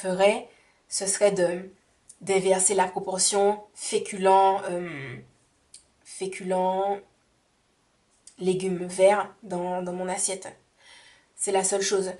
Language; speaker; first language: French; native; French